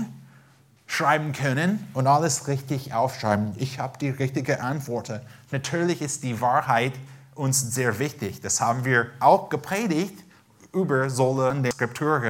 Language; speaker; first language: German; non-native, fluent; English